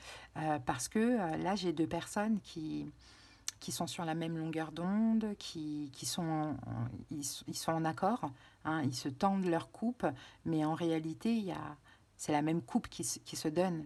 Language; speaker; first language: French; native; French